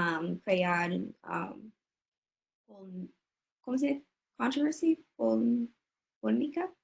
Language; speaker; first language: Spanish; non-native, learner; English